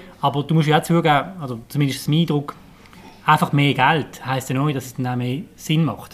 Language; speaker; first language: German; native; German